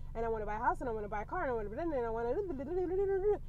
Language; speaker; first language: English; early bilingual, other home language; Spanish